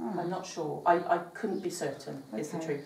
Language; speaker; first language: English; native; English